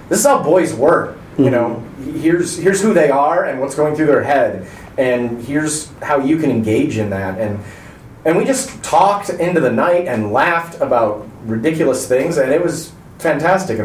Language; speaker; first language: English; native; English